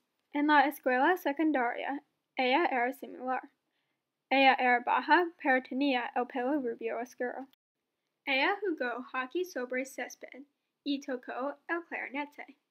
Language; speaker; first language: Spanish; non-native, learner; English